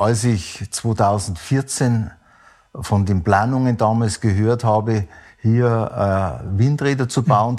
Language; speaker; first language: German; native; German